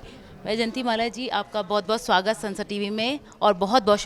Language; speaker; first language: Hindi; native; Hindi